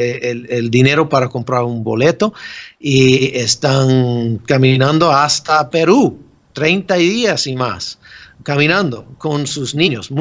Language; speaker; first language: Spanish; non-native, fluent; English